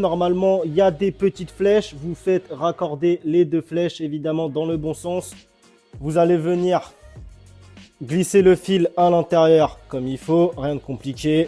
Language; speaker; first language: French; native; French